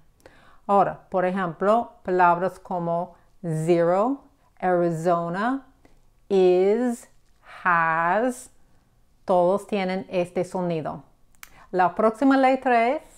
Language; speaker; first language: Spanish; non-native, fluent; English